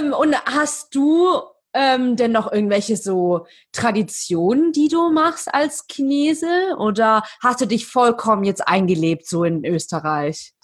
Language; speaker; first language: German; native; German